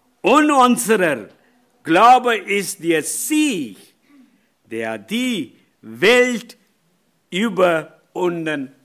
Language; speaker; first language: German; non-native, learner; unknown